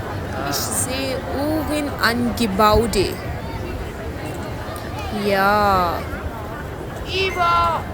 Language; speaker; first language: German; non-native, learner; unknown